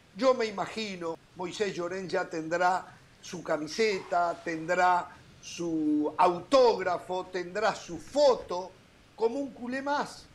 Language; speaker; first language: Spanish; native; Spanish